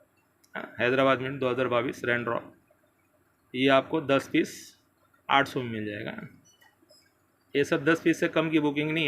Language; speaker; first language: Hindi; native; Hindi